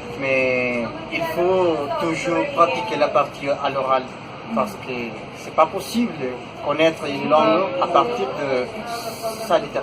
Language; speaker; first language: French; non-native, fluent; Spanish